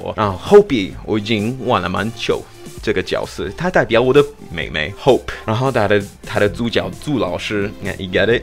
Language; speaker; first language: Chinese; non-native, fluent; English